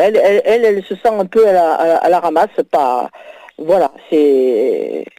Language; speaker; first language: French; native; French